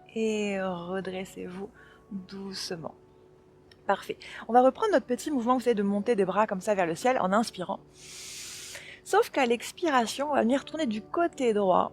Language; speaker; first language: French; native; French